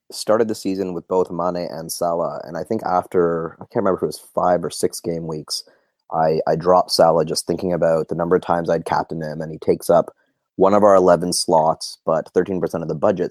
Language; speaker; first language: English; native; English